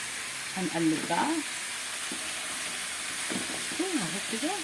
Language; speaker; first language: Arabic; native; Arabic